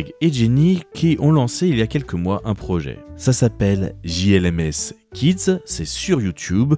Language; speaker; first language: French; native; French